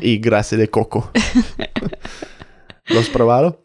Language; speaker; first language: Spanish; non-native, fluent; English